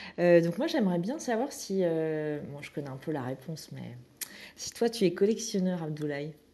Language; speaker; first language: French; native; French